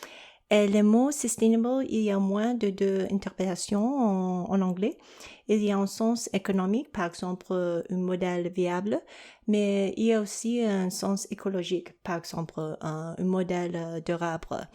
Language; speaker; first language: French; non-native, local second language; English